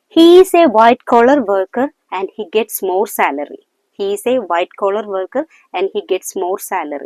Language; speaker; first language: English; non-native, local second language; Malayalam